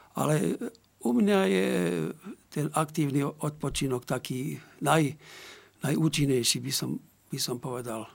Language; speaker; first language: Slovak; native; Slovak